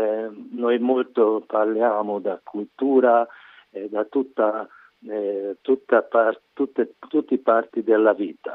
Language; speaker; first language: Italian; non-native, learner; Hungarian